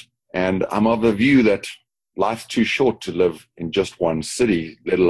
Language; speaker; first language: English; native; English